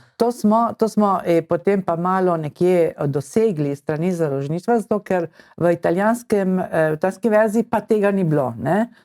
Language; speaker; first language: Slovenian; early bilingual, heritage; Slovenian